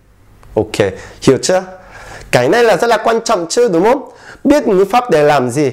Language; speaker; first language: Vietnamese; non-native, fluent; Korean